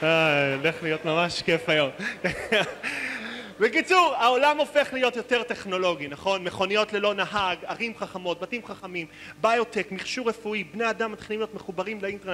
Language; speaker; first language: Hebrew; native; Hebrew